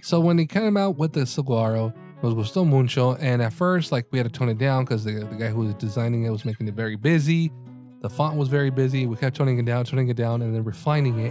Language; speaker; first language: English; early bilingual, other home language; Spanish